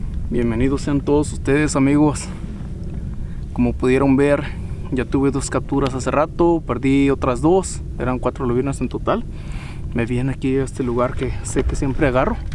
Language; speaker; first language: Spanish; native; Spanish